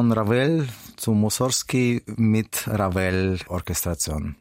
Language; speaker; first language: German; non-native, learner; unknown